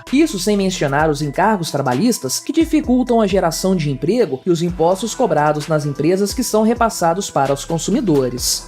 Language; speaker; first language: Portuguese; native; Portuguese